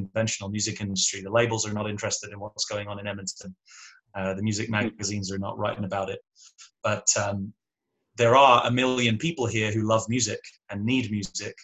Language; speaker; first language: English; native; English